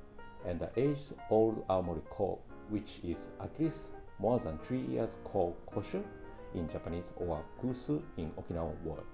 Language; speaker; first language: English; non-native, fluent; Japanese